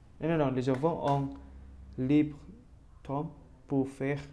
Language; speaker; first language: French; non-native, learner; Indonesian